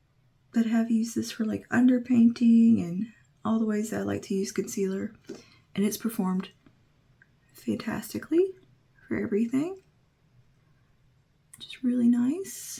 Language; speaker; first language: English; native; English